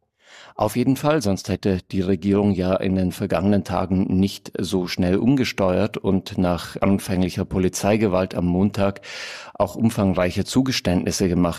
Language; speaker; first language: German; native; German